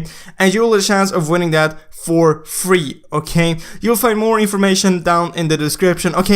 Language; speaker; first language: English; non-native, fluent; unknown